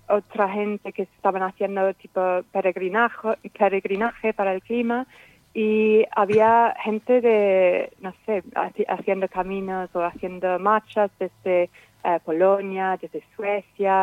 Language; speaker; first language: Spanish; non-native, fluent; English